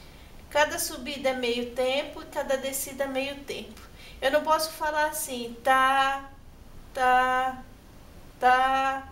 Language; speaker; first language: Portuguese; native; Portuguese